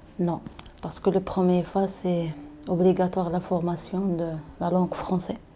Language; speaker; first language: French; non-native, learner; Arabic